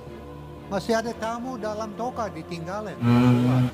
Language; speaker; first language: Indonesian; non-native, learner; English